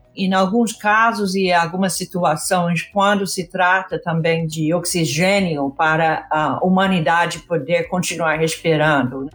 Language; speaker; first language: Portuguese; non-native, fluent; English